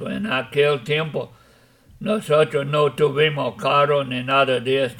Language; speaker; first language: Spanish; non-native, fluent; English